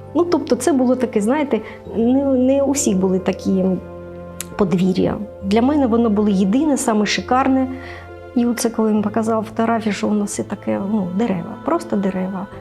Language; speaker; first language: Ukrainian; native; Ukrainian